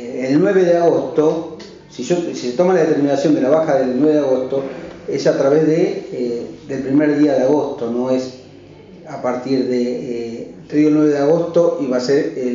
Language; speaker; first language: Spanish; native; Spanish